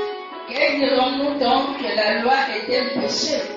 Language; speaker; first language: French; non-native, local second language; Lingala